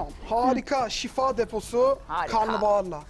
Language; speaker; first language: Turkish; native; Turkish